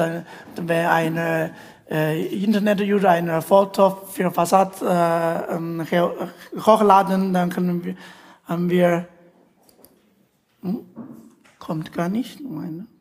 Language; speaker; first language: German; non-native, learner; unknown